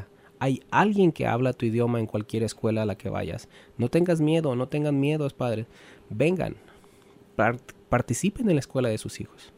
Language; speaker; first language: Spanish; native; Spanish